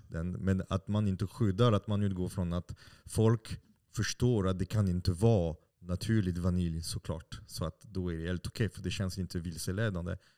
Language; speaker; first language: Swedish; non-native, fluent; French